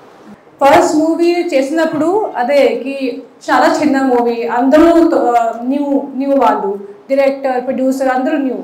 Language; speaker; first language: Telugu; non-native, learner; Hindi